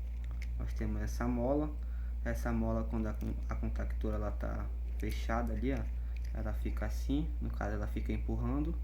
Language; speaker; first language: Portuguese; native; Portuguese